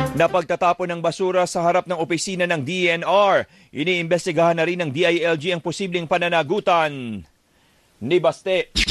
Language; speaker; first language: Filipino; native; Filipino